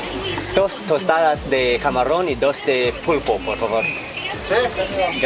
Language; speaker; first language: Spanish; non-native, learner; English